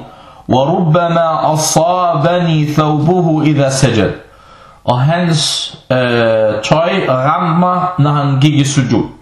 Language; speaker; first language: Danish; early bilingual, other home language; Arabic